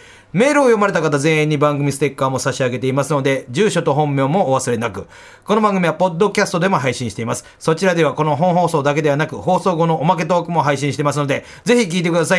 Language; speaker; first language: Japanese; native; Japanese